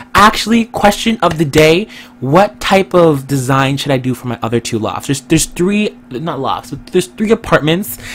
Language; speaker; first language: English; native; English